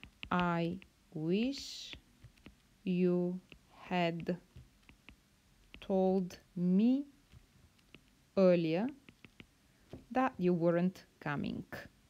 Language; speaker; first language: English; non-native, fluent; Bulgarian